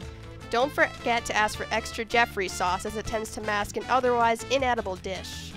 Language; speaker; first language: English; native; English